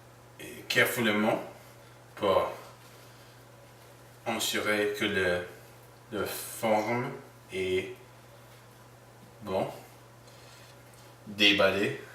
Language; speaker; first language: French; non-native, learner; English